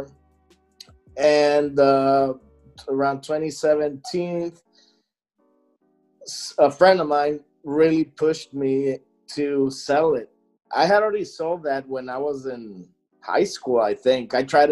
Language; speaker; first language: English; native; English